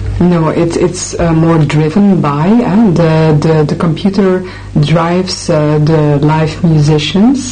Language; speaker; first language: English; non-native, fluent; Dutch